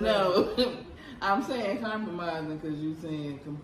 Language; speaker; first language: English; native; English